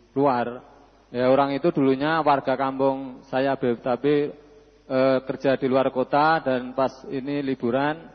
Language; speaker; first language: Indonesian; non-native, local second language; Javanese